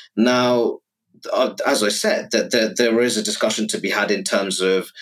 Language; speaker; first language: English; native; English